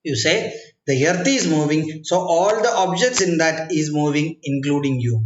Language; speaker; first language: English; non-native, local second language; Malayalam